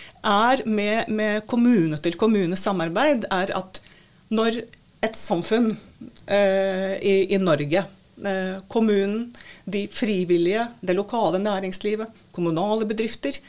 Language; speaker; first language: Norwegian; non-native, fluent; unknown